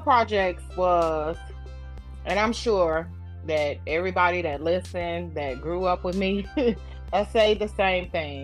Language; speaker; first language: English; native; English